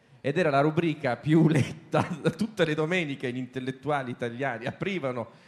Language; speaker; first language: Italian; native; Italian